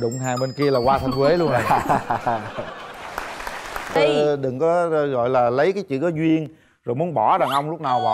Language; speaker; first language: Vietnamese; native; Vietnamese